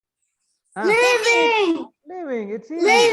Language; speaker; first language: English; non-native, learner; Arabic